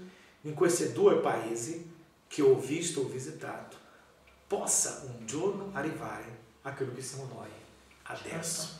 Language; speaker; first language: Italian; non-native, learner; Portuguese